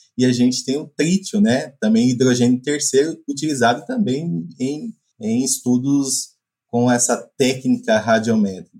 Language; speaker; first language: Portuguese; native; Portuguese